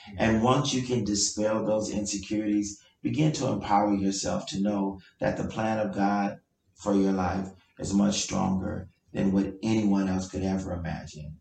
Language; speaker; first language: English; native; English